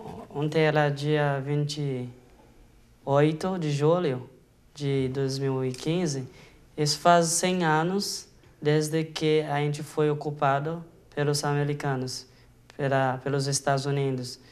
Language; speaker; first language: Portuguese; non-native, fluent; Haitian Creole